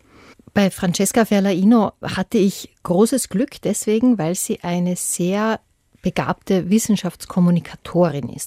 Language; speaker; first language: German; native; German